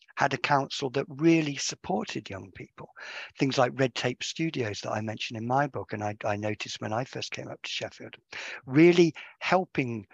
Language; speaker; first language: English; native; English